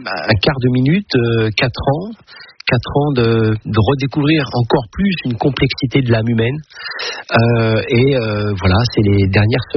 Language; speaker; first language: French; native; French